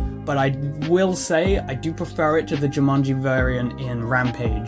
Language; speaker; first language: English; native; English